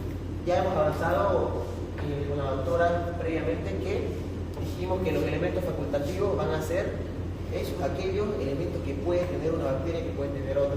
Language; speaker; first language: Spanish; native; Spanish